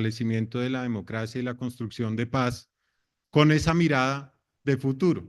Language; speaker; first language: Spanish; native; Spanish